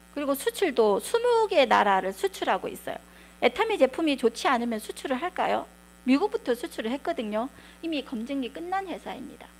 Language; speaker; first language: Korean; native; Korean